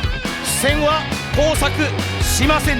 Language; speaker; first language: Japanese; native; Japanese